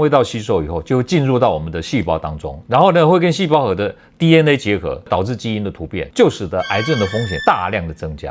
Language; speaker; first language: Chinese; native; Chinese